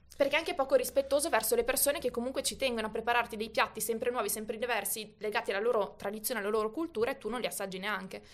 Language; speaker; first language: Italian; native; Italian